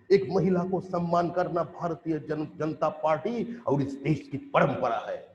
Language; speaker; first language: Hindi; non-native, local second language; Bangla